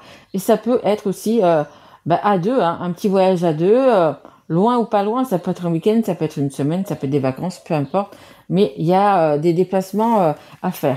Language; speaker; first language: French; native; French